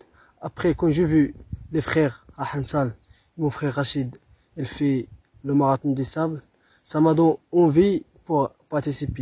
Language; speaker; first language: French; non-native, local second language; Arabic